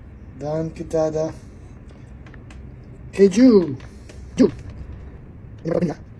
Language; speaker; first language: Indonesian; non-native, learner; English